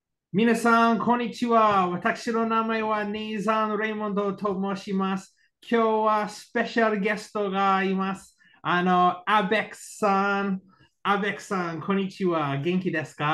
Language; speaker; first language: Japanese; non-native, learner; English